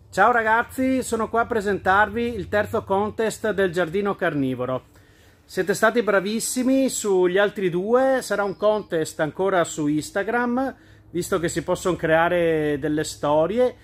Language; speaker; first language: Italian; native; Italian